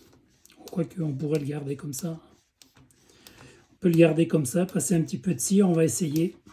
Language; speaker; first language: French; native; French